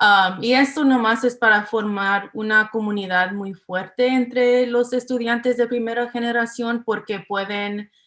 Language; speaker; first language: Spanish; early bilingual, heritage; English